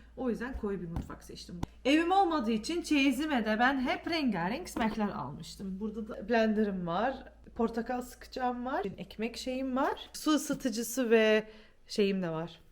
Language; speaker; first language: Turkish; early bilingual, heritage; Turkish